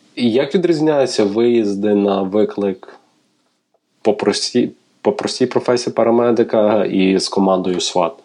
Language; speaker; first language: Ukrainian; native; Ukrainian